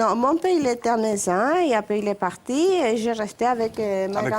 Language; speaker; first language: French; non-native, learner; Spanish